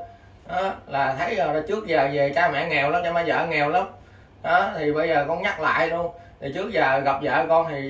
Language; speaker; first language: Vietnamese; native; Vietnamese